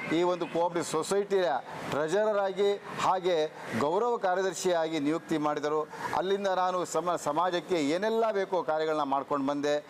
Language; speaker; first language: Kannada; non-native, local second language; Marathi